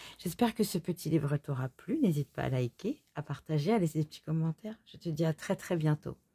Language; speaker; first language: French; native; French